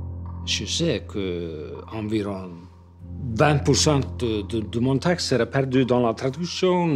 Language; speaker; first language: French; non-native, fluent; Icelandic